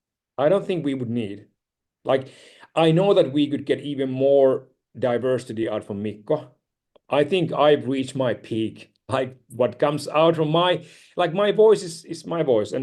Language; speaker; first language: English; non-native, fluent; Finnish